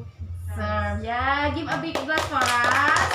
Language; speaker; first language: English; non-native, learner; Indonesian